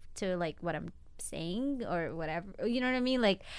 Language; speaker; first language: English; non-native, fluent; Amharic